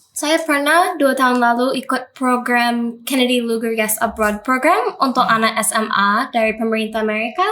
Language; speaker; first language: Indonesian; non-native, fluent; English